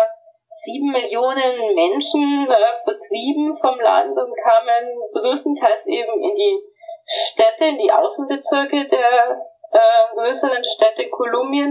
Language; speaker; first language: German; native; German